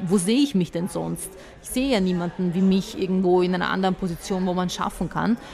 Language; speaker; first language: German; early bilingual, other home language; Bosnian